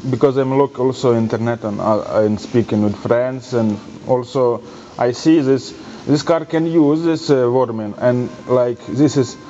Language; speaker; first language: English; non-native, learner; Ukrainian